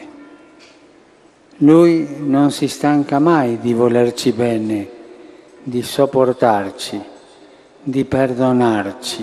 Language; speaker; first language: Italian; non-native, fluent; Spanish